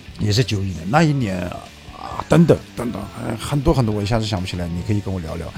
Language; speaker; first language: Chinese; native; Chinese